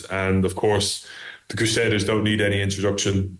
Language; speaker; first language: English; native; English